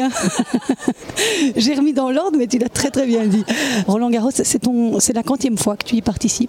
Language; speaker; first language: French; native; French